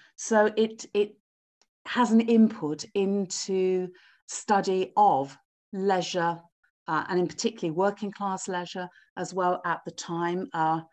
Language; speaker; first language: English; native; English